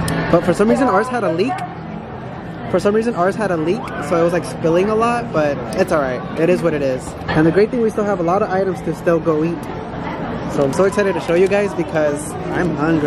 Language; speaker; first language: English; native; English